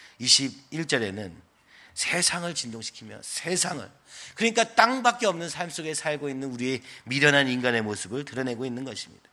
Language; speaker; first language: Korean; native; Korean